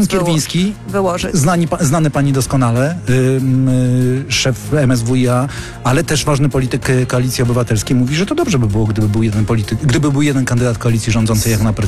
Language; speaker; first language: Polish; native; Polish